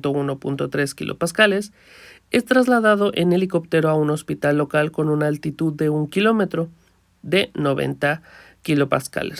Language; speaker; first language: Spanish; native; Spanish